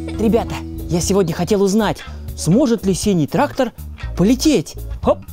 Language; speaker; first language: Russian; native; Russian